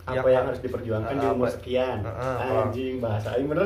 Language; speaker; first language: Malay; non-native, local second language; Sundanese